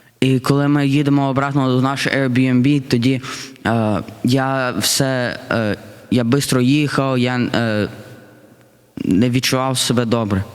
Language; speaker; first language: Ukrainian; early bilingual, heritage; Ukrainian